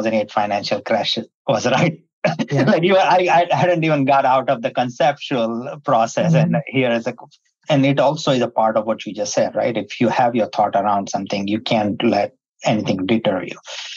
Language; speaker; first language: English; non-native, local second language; Hindi